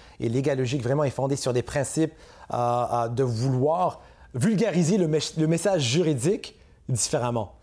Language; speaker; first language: French; native; French